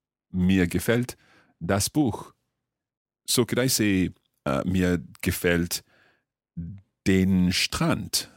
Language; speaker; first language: German; non-native, learner; English